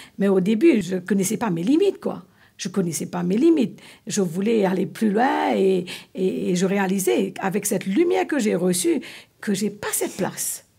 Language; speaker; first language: French; non-native, local second language; Morisyen